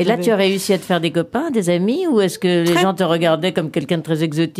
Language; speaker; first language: French; native; French